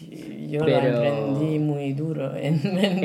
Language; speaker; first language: Spanish; non-native, learner; French